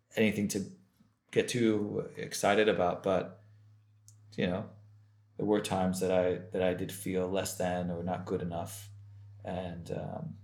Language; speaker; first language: English; native; English